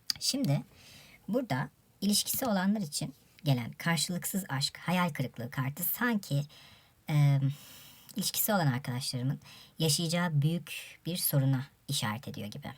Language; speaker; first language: Turkish; native; Turkish